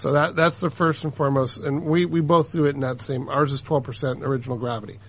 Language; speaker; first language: English; native; English